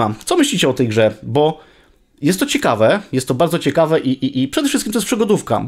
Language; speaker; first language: Polish; native; Polish